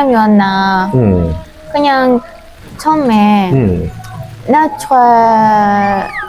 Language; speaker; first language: Korean; non-native, learner; Hmong